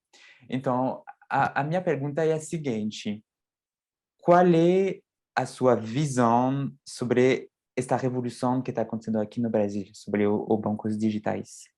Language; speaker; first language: Portuguese; non-native, fluent; French